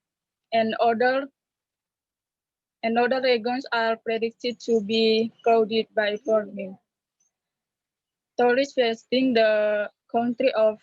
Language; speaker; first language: English; non-native, learner; Indonesian